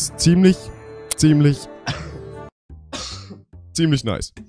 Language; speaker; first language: German; native; German